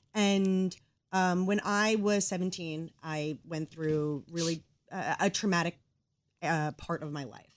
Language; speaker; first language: English; native; English